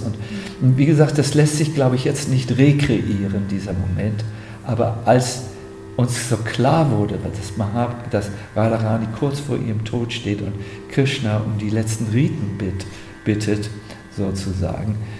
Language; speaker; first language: German; native; German